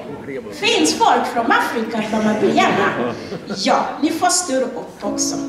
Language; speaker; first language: Swedish; non-native, learner; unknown